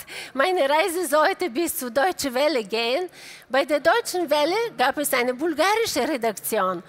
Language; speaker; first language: German; non-native, fluent; Bulgarian